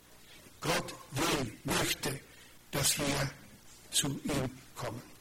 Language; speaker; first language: German; non-native, fluent; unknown